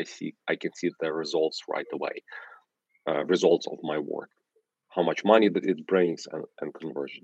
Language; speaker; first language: English; non-native, fluent; Ukrainian